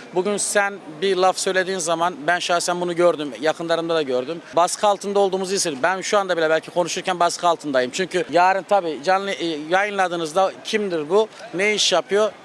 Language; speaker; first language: Turkish; native; Turkish